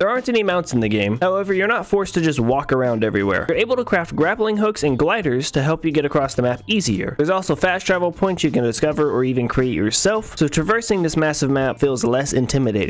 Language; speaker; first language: English; native; English